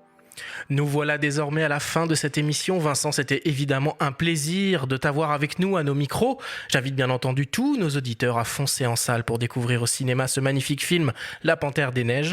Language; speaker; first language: French; native; French